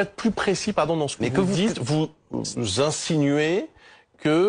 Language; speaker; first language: French; native; French